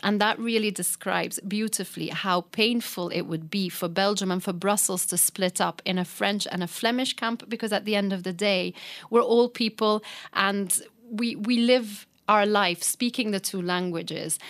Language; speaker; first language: English; early bilingual, other home language; Italian